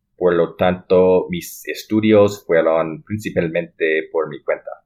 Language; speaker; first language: Spanish; non-native, learner; English